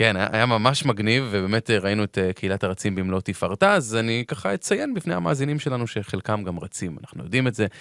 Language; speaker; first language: Hebrew; native; Hebrew